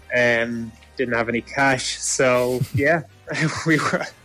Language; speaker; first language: English; native; English